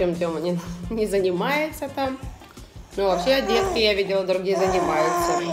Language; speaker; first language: Russian; native; Russian